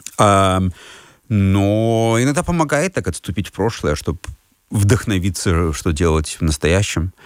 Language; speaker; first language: Russian; non-native, fluent; Lithuanian